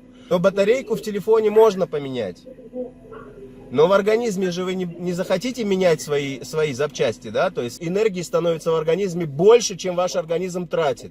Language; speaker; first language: Russian; native; Russian